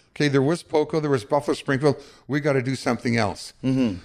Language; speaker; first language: English; native; English